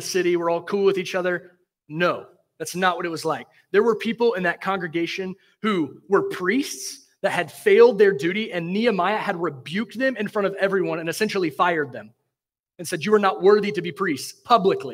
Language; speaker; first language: English; native; English